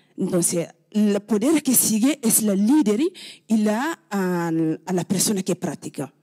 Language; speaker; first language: Spanish; non-native, learner; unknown